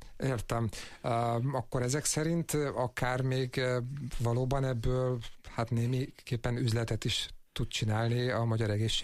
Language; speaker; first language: Hungarian; native; Hungarian